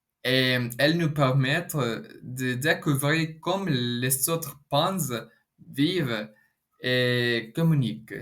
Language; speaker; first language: French; non-native, fluent; Spanish